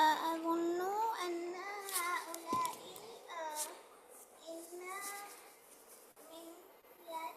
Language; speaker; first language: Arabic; non-native, learner; Urdu